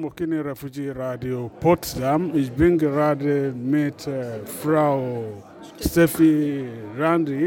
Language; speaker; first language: German; non-native, fluent; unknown